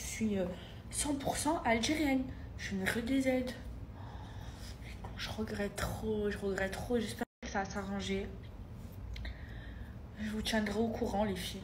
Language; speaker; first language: French; native; French